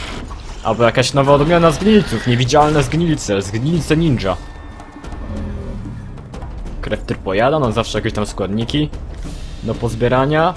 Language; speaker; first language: Polish; native; Polish